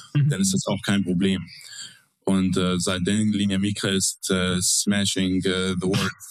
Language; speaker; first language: German; non-native, fluent; Arabic